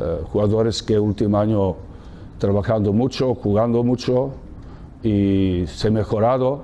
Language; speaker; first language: Spanish; non-native, learner; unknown